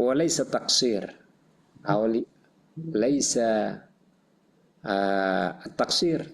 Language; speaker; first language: Arabic; non-native, fluent; Indonesian